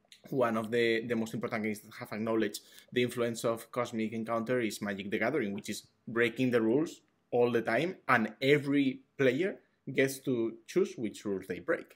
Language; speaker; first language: English; non-native, fluent; Catalan